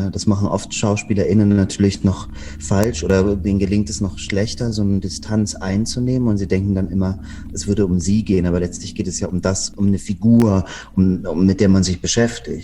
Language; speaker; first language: German; native; German